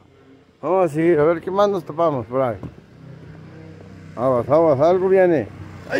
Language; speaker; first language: Spanish; native; Spanish